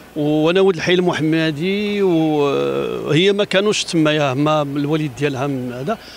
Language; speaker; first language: Arabic; native; Arabic